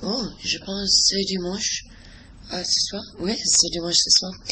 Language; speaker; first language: French; non-native, learner; English